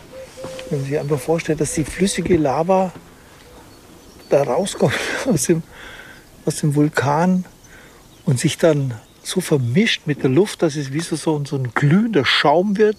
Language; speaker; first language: German; native; German